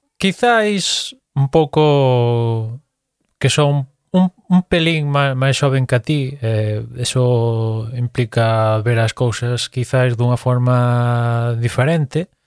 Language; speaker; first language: Galician; non-native, local second language; Spanish